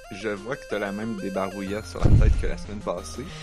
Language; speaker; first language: French; native; French